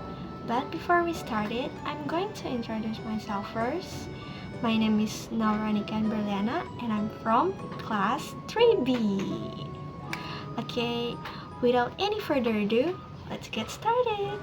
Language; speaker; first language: English; non-native, learner; Indonesian